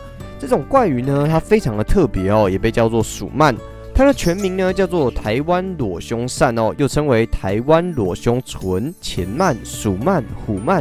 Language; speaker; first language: Chinese; native; Chinese